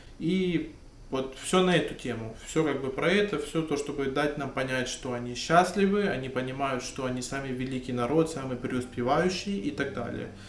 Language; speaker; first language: Russian; native; Russian